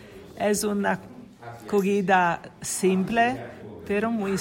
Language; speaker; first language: Spanish; non-native, learner; Italian